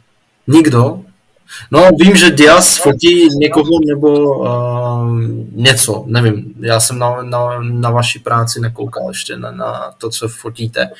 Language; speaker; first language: Czech; non-native, fluent; Russian